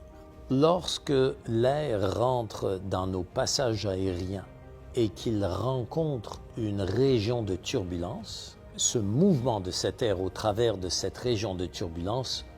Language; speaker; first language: French; native; French